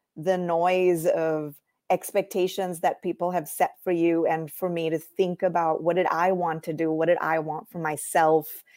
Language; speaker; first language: English; non-native, local second language; Tamil